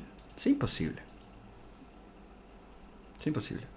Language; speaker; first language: French; non-native, learner; Spanish